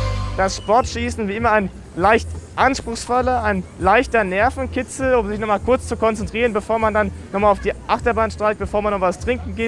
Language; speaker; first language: German; native; German